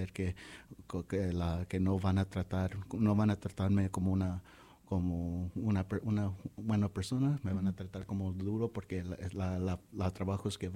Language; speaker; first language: Spanish; early bilingual, heritage; Spanish